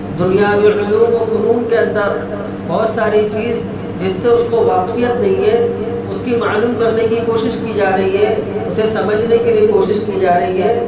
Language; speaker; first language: Urdu; native; Urdu